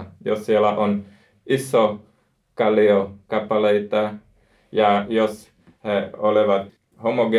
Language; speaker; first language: Finnish; non-native, learner; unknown